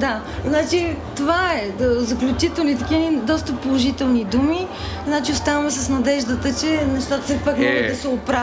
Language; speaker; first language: Bulgarian; native; Bulgarian